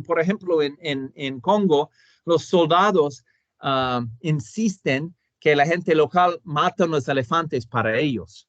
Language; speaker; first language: Spanish; non-native, fluent; English